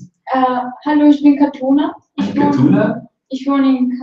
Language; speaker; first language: German; non-native, learner; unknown